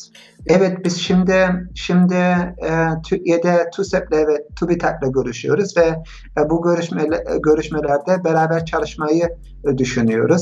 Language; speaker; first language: Turkish; early bilingual, heritage; Turkish